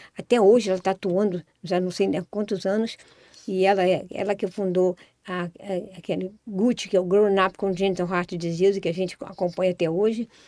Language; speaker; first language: Portuguese; native; Portuguese